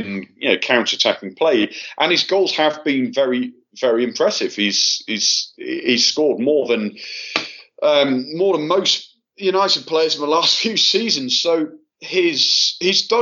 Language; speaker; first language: English; native; English